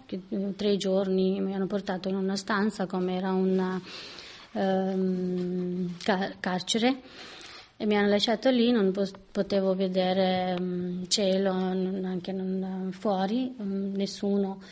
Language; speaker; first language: Italian; non-native, learner; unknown